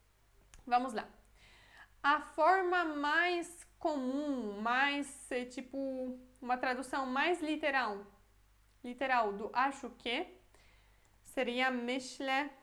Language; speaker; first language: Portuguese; non-native, fluent; Polish